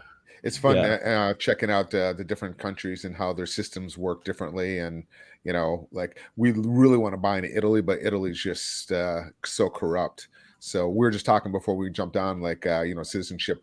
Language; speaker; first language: English; native; English